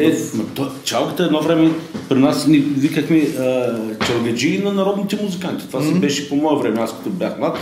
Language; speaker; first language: Bulgarian; native; Bulgarian